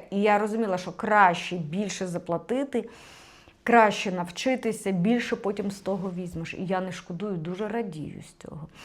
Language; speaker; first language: Ukrainian; non-native, local second language; Russian